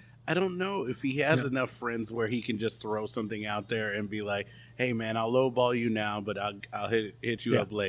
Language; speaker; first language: English; native; English